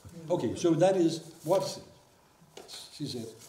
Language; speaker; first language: English; non-native, fluent; Danish